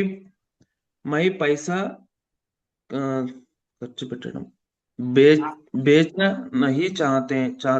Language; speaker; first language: Hindi; non-native, learner; Telugu